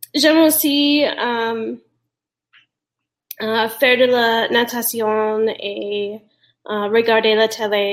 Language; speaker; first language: French; non-native, learner; English